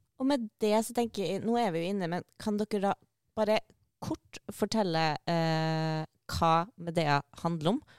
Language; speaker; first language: Norwegian; native; Norwegian